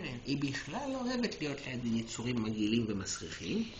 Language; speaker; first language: Hebrew; native; Hebrew